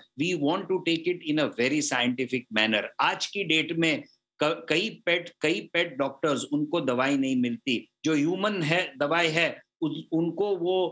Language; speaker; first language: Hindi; non-native, local second language; Gujarati